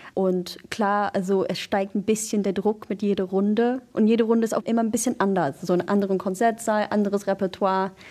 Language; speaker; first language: German; non-native, fluent; English